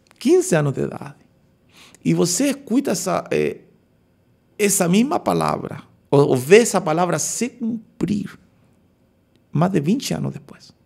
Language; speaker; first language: Portuguese; non-native, learner; Spanish